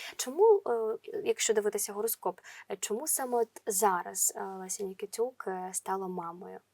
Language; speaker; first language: Ukrainian; native; Ukrainian